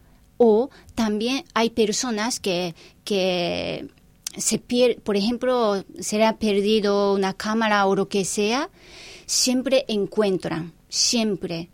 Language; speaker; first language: Spanish; non-native, fluent; Japanese